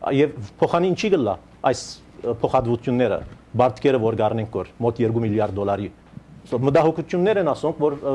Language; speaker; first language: Armenian; early bilingual, heritage; Armenian